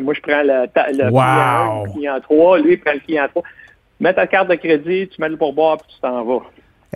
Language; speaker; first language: French; native; French